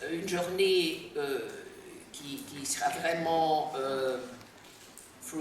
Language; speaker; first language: French; non-native, fluent; Dutch